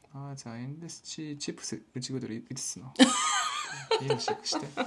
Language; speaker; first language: Mongolian; non-native, learner; Japanese